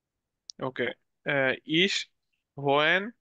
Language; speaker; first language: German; non-native, learner; Bangla